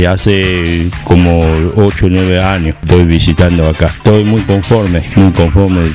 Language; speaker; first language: Spanish; non-native, learner; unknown